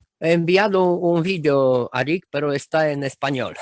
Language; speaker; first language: Spanish; non-native, fluent; Romanian